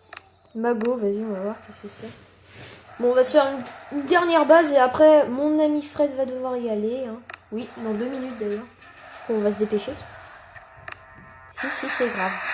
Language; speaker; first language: French; native; French